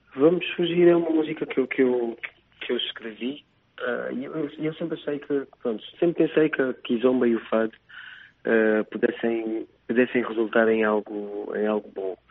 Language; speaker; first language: Portuguese; non-native, local second language; Kabuverdianu